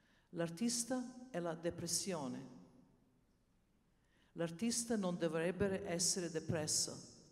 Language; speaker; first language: Italian; non-native, learner; Serbian